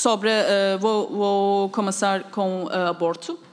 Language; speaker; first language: Portuguese; non-native, fluent; Turkish